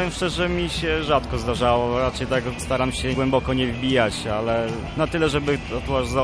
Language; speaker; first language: Polish; native; Polish